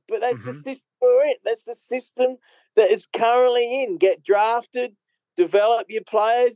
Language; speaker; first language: English; native; English